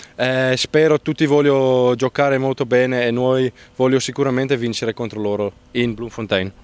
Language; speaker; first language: Italian; non-native, learner; Afrikaans